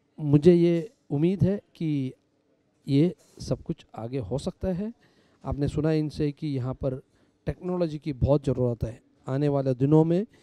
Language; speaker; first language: Hindi; non-native, local second language; Malayalam